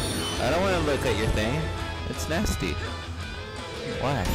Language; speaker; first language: English; native; English